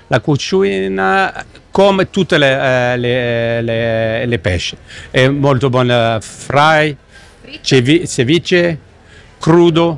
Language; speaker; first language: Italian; non-native, learner; English